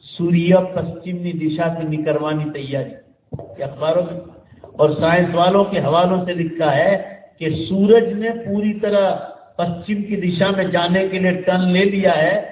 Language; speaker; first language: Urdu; non-native, local second language; Gujarati